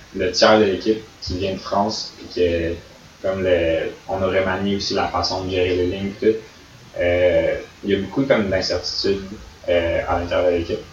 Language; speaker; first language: French; native; French